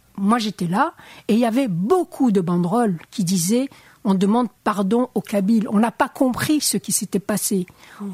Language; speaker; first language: French; non-native, local second language; Arabic